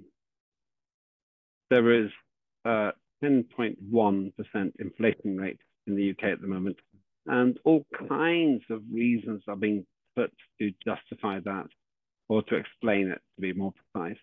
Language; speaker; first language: English; native; English